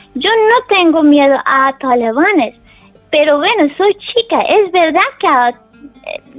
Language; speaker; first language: Spanish; non-native, learner; Persian